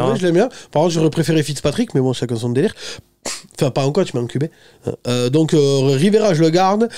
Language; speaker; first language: French; native; French